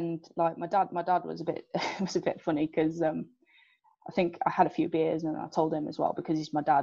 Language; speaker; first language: English; native; English